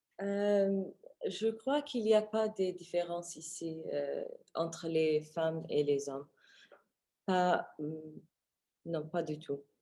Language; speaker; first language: French; non-native, fluent; Arabic